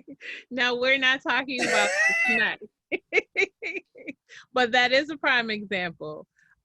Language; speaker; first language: English; native; English